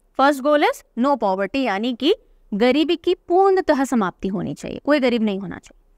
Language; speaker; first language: Hindi; native; Hindi